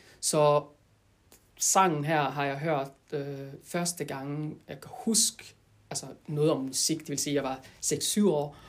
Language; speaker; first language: Danish; non-native, fluent; French